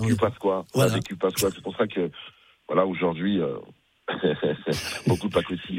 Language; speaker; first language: French; native; French